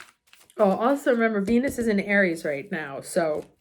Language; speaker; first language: English; native; English